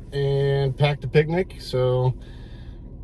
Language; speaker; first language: English; native; English